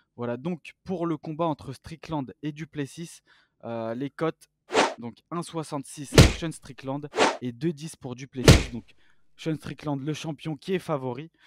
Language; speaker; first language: French; native; French